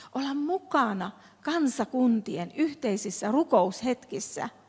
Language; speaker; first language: Finnish; native; Finnish